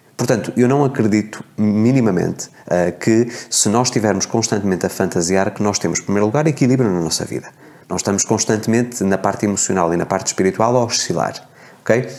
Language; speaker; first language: Portuguese; native; Portuguese